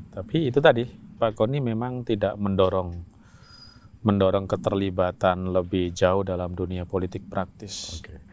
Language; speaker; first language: Indonesian; non-native, local second language; Javanese